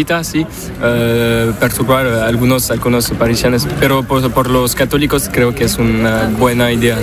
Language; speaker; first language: Spanish; non-native, learner; French